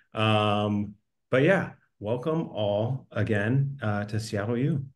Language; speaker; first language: English; native; English